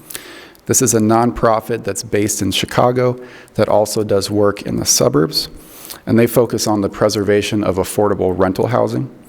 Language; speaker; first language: English; native; English